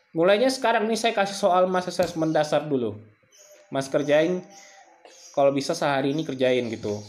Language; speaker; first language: Indonesian; native; Indonesian